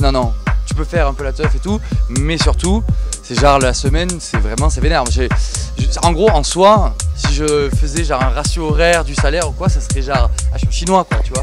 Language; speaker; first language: French; native; French